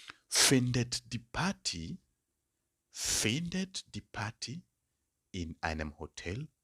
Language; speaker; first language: German; non-native, learner; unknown